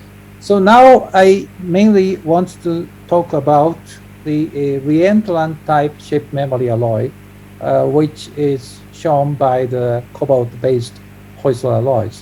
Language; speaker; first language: English; non-native, fluent; Japanese